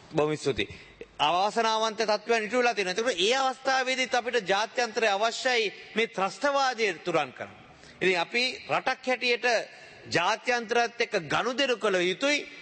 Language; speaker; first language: Sinhala; native; Sinhala